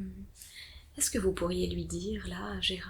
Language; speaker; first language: French; native; French